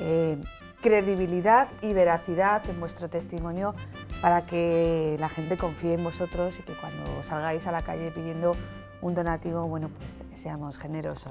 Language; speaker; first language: Spanish; native; Spanish